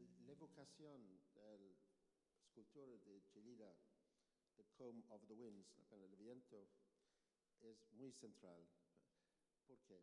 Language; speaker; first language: Spanish; non-native, learner; English